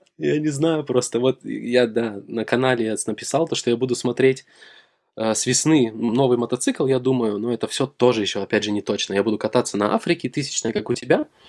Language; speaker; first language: Russian; native; Russian